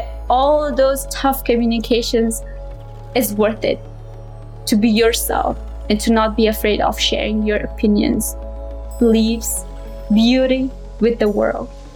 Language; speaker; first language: English; non-native, fluent; Persian